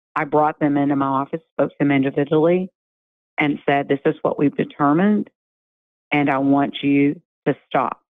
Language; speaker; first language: English; native; English